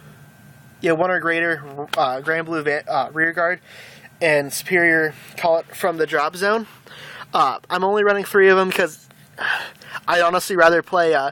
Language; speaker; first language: English; native; English